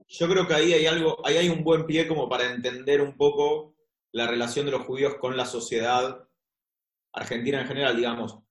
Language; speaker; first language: Spanish; native; Spanish